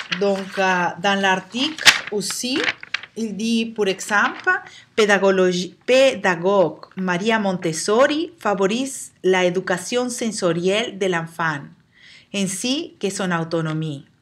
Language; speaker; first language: French; non-native, learner; Spanish